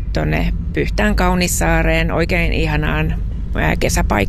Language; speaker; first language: Finnish; native; Finnish